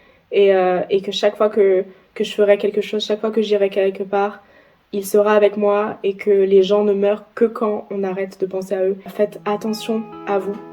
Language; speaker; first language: French; native; French